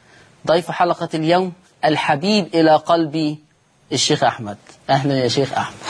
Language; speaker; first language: Arabic; native; Arabic